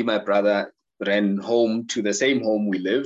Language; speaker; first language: English; non-native, local second language; Zulu